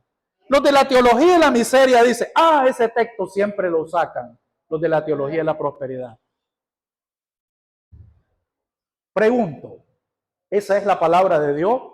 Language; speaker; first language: Spanish; native; Spanish